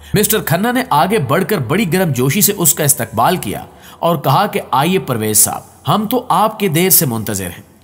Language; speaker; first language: Urdu; native; Urdu